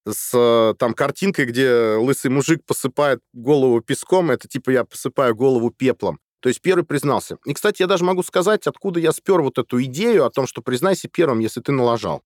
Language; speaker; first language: Russian; native; Russian